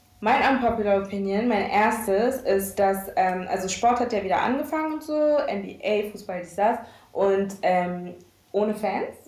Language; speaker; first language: German; early bilingual, other home language; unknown